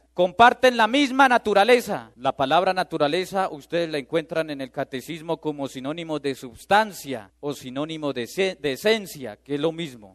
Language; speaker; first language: Spanish; native; Spanish